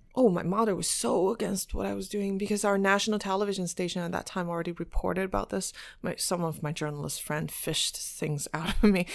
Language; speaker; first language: English; non-native, fluent; Chinese